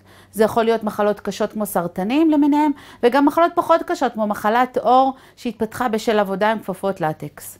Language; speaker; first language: Hebrew; native; Hebrew